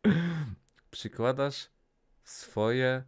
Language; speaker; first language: Polish; native; Polish